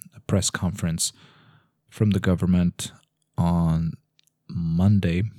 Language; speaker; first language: English; non-native, fluent; Portuguese